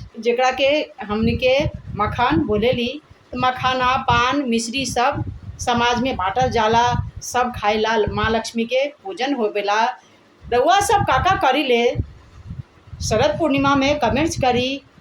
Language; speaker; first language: Bhojpuri; non-native, local second language; Maithili